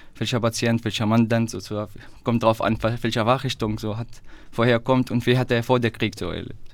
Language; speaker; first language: German; non-native, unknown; Arabic